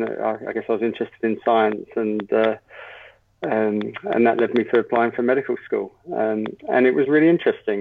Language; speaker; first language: English; native; English